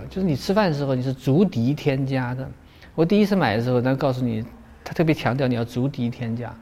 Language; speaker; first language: Chinese; native; Chinese